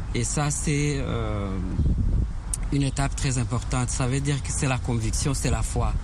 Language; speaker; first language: French; non-native, local second language; Kinyarwanda